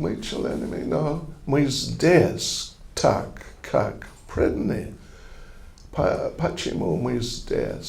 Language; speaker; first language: Russian; non-native, learner; English